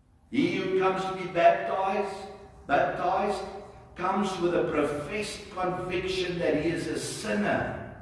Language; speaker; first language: English; non-native, local second language; Afrikaans